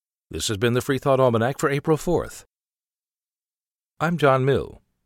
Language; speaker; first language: English; native; English